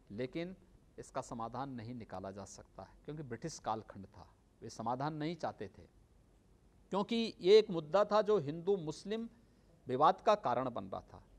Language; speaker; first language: Hindi; native; Hindi